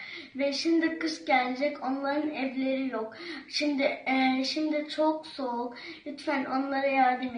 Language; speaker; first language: Turkish; non-native, learner; Arabic